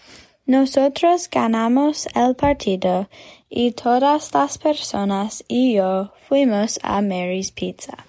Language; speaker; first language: Spanish; non-native, learner; English